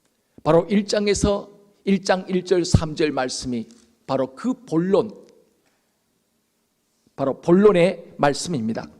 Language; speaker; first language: Korean; native; Korean